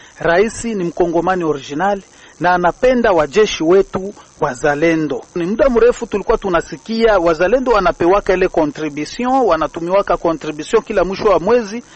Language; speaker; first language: Swahili; native; Swahili